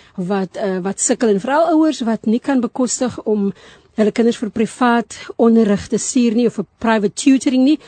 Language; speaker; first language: Afrikaans; early bilingual, heritage; Afrikaans